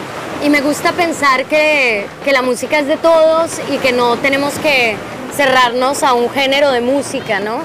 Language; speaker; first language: Spanish; early bilingual, other home language; English